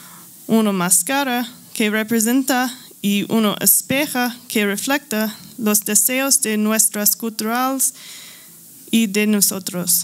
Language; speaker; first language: Spanish; non-native, learner; English